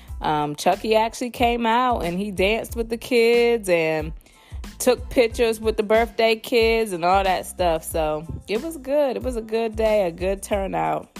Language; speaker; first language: English; native; English